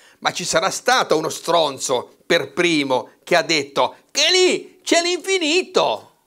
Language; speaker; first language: Italian; native; Italian